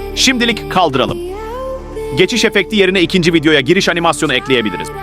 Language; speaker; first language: Turkish; native; Turkish